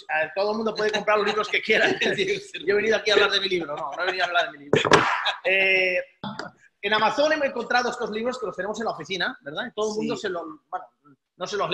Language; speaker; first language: Spanish; native; Spanish